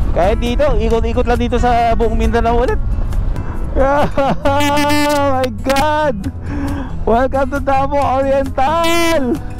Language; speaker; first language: Filipino; non-native, local second language; Aklanon